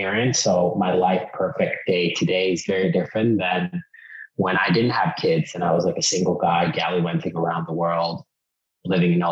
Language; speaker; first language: English; non-native, fluent; Finnish